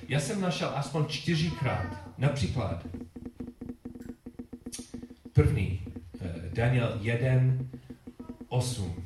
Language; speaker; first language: Czech; non-native, learner; English